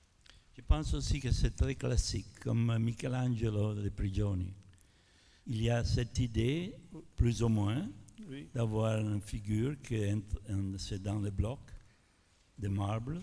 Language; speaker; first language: French; non-native, fluent; Italian